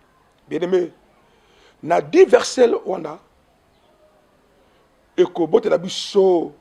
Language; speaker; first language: French; non-native, local second language; Lingala